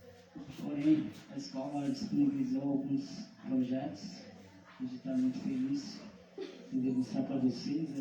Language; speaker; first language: Portuguese; non-native, local second language; Guarani